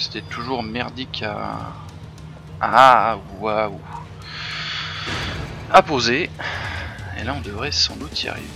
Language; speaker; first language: French; native; French